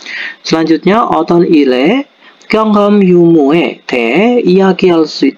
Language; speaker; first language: Korean; non-native, fluent; Indonesian